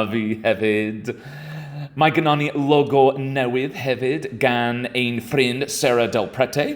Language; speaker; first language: Welsh; non-native, learner; English